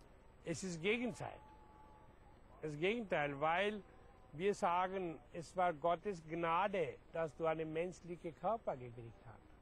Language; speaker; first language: German; non-native, fluent; Hindi